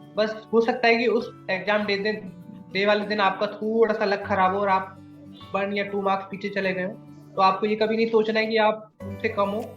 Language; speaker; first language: Hindi; native; Hindi